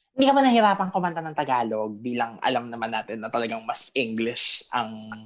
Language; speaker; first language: Filipino; native; Filipino